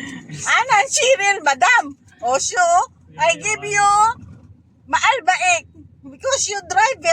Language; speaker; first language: English; non-native, learner; Filipino